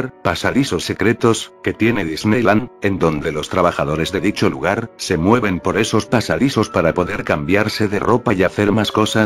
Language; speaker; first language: Spanish; native; Spanish